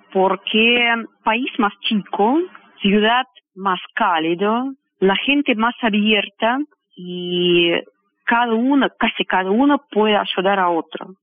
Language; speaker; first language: Spanish; non-native, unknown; Russian